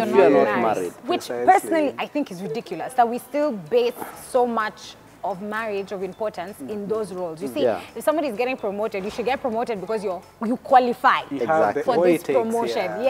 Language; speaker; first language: English; non-native, local second language; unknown